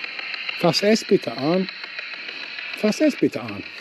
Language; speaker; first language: German; non-native, learner; English